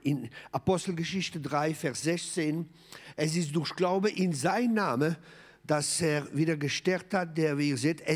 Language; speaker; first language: German; non-native, fluent; French